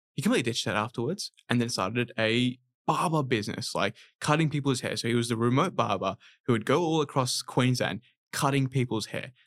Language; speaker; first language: English; native; English